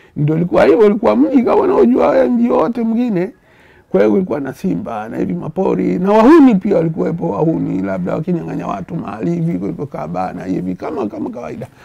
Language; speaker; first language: Swahili; native; Swahili